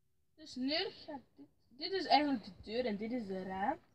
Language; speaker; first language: Dutch; early bilingual, other home language; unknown